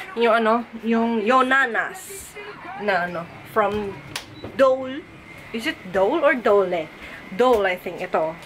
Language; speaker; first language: Filipino; early bilingual, heritage; Filipino